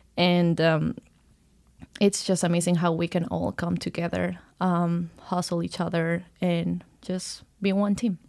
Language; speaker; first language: English; non-native, fluent; Spanish